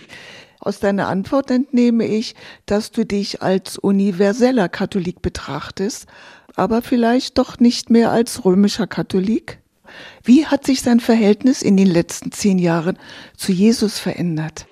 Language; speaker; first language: German; native; German